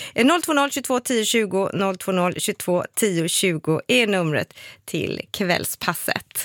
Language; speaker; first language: Swedish; native; Swedish